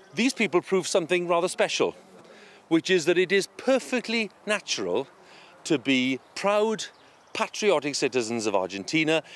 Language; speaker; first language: English; non-native, local second language; Welsh